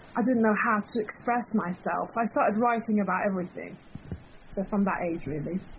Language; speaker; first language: English; early bilingual, other home language; Persian